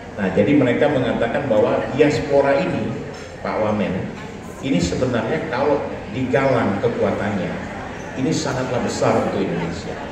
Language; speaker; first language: Indonesian; non-native, local second language; Minangkabau